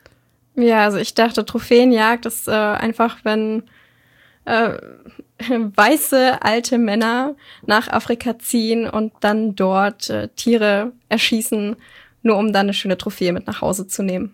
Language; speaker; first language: German; native; German